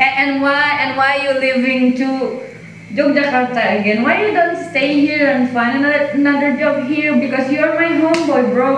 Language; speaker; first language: English; non-native, fluent; Indonesian